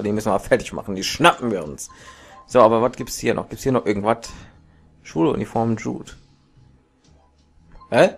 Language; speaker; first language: German; native; German